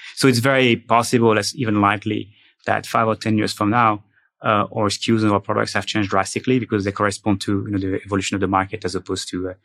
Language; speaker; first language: English; non-native, fluent; French